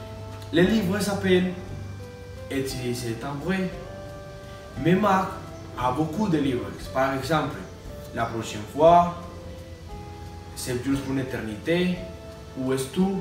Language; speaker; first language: French; non-native, learner; Spanish